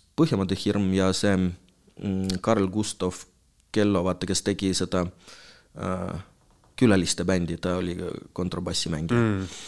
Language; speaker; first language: Estonian; non-native, local second language; Russian